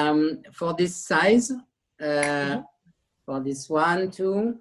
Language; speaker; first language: English; non-native, learner; French